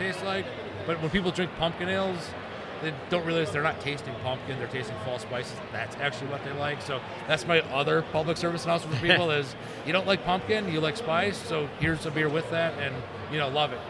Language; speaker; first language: English; native; English